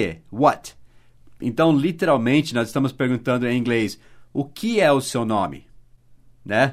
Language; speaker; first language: Portuguese; non-native, fluent; English